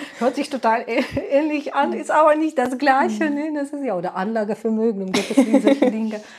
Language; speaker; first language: German; non-native, fluent; Russian